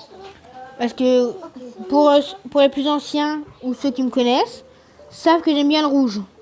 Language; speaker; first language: French; native; French